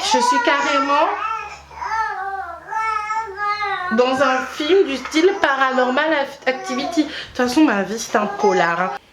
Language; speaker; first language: French; native; French